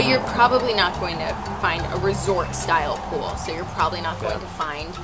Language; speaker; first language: English; native; English